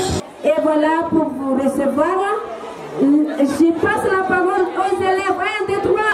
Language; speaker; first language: French; non-native, local second language; Malagasy